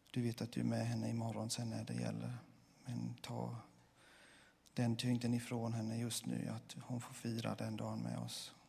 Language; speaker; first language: Swedish; non-native, fluent; Swiss German